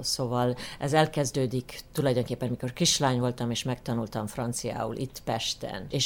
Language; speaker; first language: Hungarian; early bilingual, heritage; Hungarian